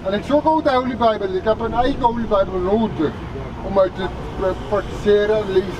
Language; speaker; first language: Dutch; non-native, learner; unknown